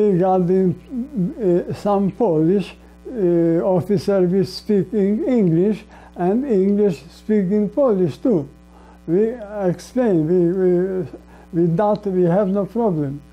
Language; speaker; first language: English; non-native, learner; Polish